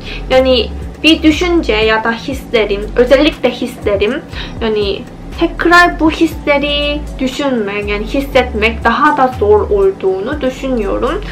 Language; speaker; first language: Turkish; non-native, fluent; Korean